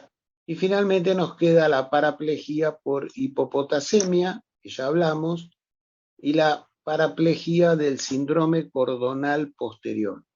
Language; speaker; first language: Spanish; native; Spanish